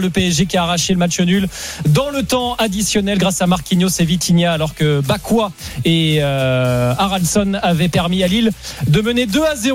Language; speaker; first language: French; native; French